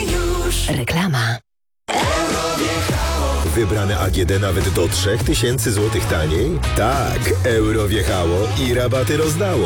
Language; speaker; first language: Polish; native; Polish